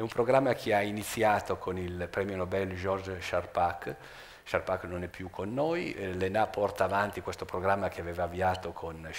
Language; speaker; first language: Italian; native; Italian